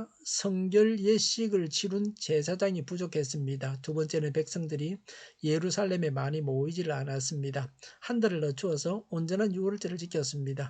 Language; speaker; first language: Korean; native; Korean